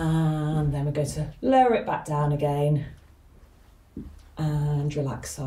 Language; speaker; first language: English; native; English